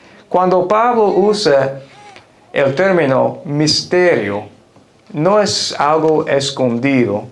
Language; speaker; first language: Spanish; non-native, fluent; English